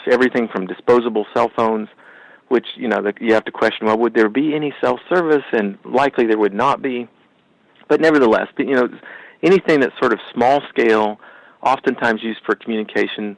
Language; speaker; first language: English; native; English